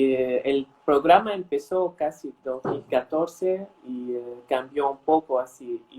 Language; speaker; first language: Spanish; non-native, fluent; Arabic